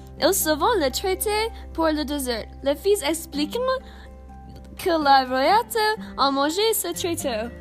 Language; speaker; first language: French; non-native, learner; English